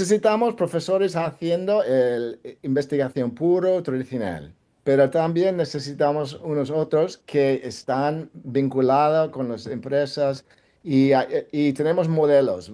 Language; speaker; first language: Spanish; non-native, fluent; English